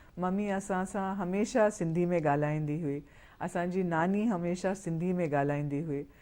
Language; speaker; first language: Sindhi; early bilingual, heritage; Sindhi